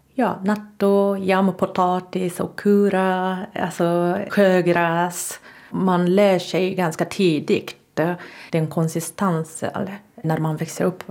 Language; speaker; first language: Swedish; non-native, fluent; Japanese